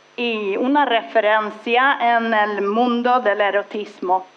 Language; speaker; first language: Spanish; non-native, fluent; Swedish